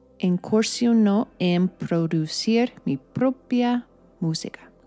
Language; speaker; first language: Spanish; non-native, fluent; English